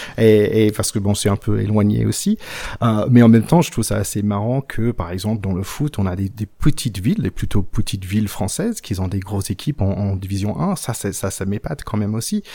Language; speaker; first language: French; non-native, fluent; English